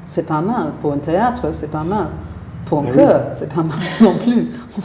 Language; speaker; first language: French; non-native, fluent; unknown